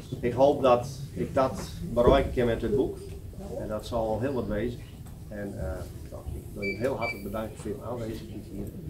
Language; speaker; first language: Dutch; native; Dutch